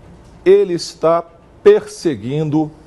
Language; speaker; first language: Portuguese; native; Portuguese